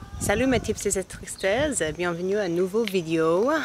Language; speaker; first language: French; non-native, learner; English